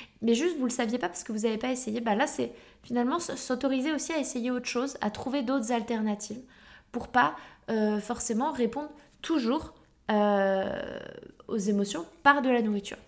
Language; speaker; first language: French; native; French